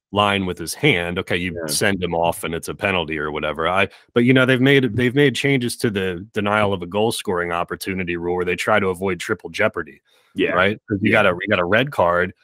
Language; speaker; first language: English; native; English